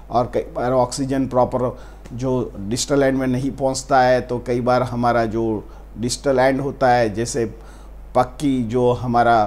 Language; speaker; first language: Hindi; non-native, local second language; Gujarati